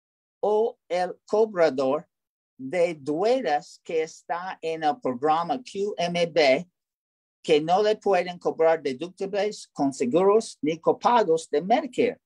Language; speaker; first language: Spanish; non-native, learner; English